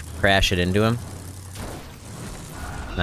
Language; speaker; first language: English; native; English